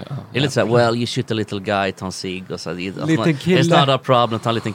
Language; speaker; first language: Swedish; native; Swedish